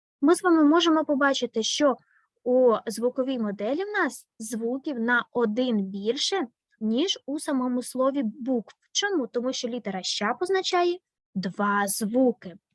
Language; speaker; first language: Ukrainian; native; Ukrainian